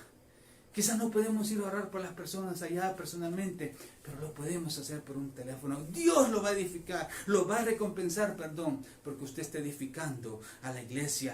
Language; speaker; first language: Spanish; native; Spanish